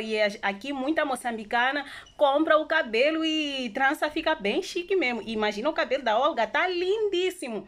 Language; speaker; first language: Portuguese; non-native, local second language; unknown